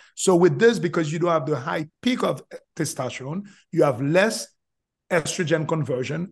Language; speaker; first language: English; non-native, fluent; Haitian Creole